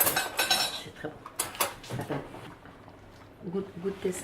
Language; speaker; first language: French; early bilingual, other home language; Vietnamese